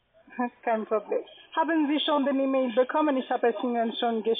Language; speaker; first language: German; non-native, learner; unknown